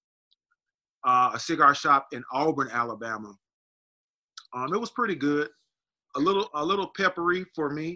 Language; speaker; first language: English; native; English